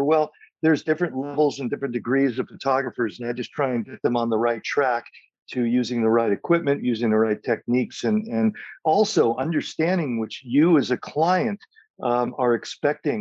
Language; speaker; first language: English; native; English